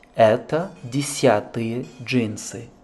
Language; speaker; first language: Russian; non-native, fluent; French